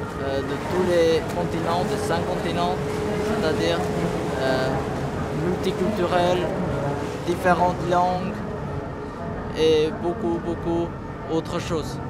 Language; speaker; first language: French; non-native, fluent; Albanian